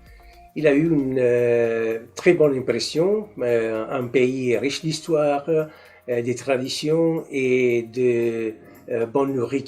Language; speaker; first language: French; non-native, learner; Italian